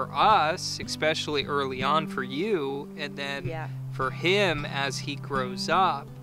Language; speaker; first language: English; native; English